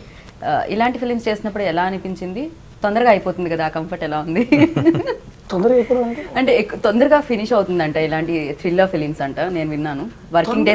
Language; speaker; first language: Telugu; native; Telugu